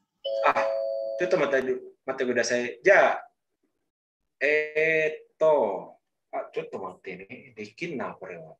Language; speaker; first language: Japanese; non-native, learner; Indonesian